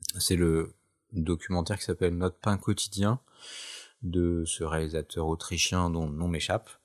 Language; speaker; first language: French; native; French